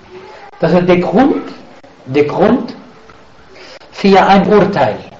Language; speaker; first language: German; non-native, fluent; Arabic